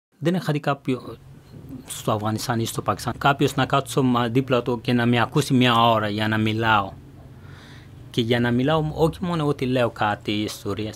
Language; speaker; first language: Greek; non-native, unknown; Persian